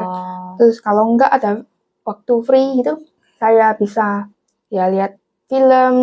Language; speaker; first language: Indonesian; non-native, local second language; English